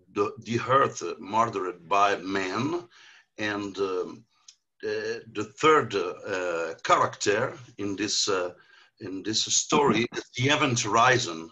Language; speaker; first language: English; non-native, learner; Italian